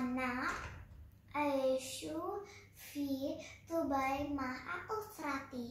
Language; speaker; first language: Arabic; non-native, learner; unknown